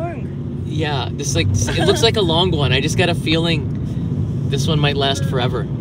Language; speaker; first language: English; native; English